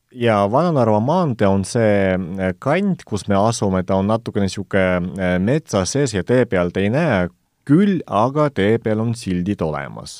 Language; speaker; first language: Estonian; non-native, local second language; Russian